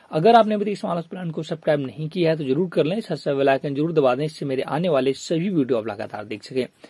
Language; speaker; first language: Hindi; native; Hindi